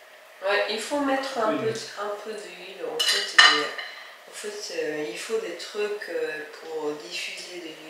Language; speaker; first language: French; non-native, learner; Japanese